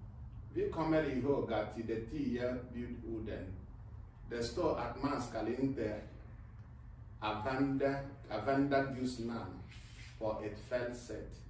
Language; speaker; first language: Swedish; non-native, fluent; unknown